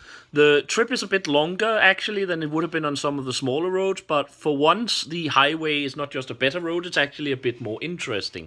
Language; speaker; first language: English; non-native, fluent; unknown